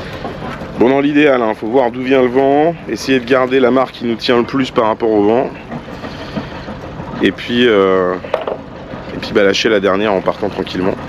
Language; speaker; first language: French; native; French